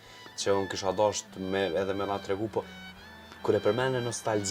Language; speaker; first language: Albanian; native; Albanian